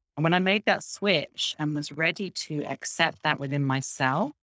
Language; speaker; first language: English; native; English